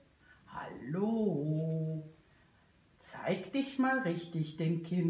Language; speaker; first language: German; native; German